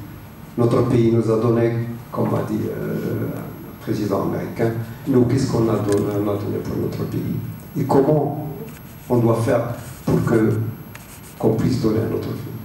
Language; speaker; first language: French; non-native, local second language; Arabic